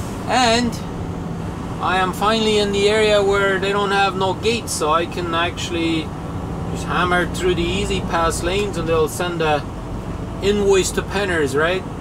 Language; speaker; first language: English; native; English